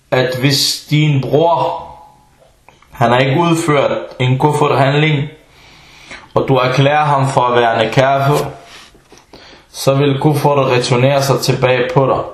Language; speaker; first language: Danish; non-native, fluent; Arabic